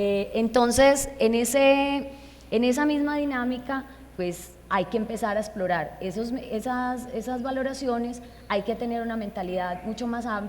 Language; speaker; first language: Spanish; native; Spanish